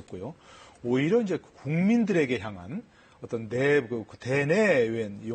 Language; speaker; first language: Korean; native; Korean